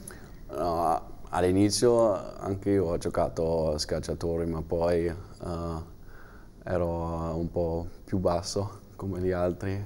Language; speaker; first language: Italian; non-native, learner; German